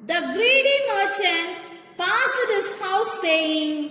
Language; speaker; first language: English; non-native, local second language; Tamil